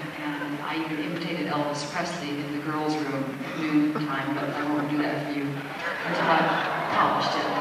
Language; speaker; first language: English; native; English